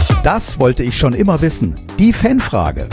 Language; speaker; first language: German; native; German